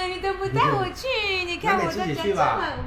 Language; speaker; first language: Chinese; native; Chinese